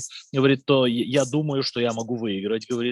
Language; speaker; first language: Russian; native; Russian